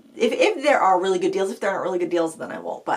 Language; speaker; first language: English; native; English